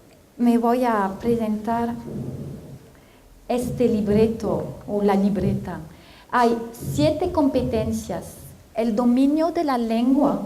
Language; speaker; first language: Spanish; non-native, fluent; French